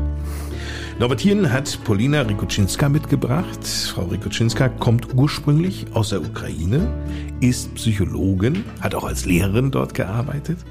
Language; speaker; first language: German; native; German